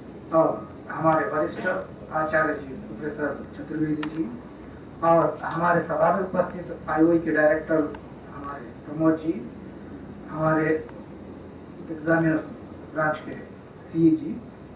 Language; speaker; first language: Hindi; native; Hindi